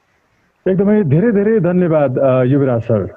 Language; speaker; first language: Nepali; native; Nepali